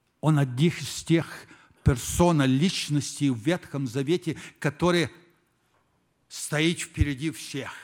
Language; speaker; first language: Russian; early bilingual, heritage; Russian